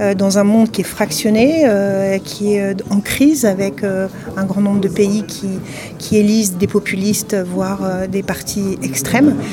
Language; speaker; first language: French; native; French